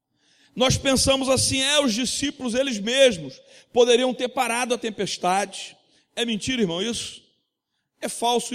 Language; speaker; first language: Portuguese; native; Portuguese